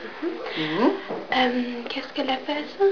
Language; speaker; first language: French; non-native, learner; English